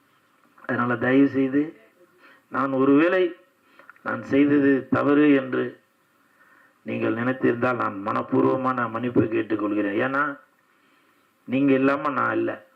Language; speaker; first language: Tamil; native; Tamil